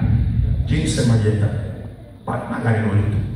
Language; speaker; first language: Italian; native; Italian